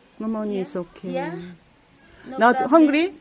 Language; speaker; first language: English; non-native, learner; Korean